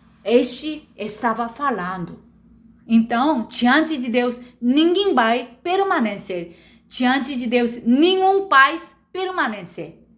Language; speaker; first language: Portuguese; non-native, learner; Korean